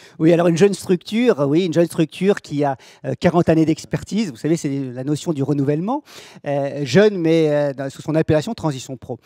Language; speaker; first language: French; native; French